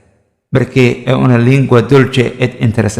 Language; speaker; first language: Italian; non-native, fluent; Somali